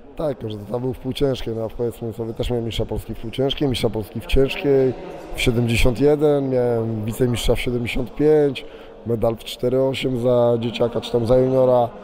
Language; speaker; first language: Polish; native; Polish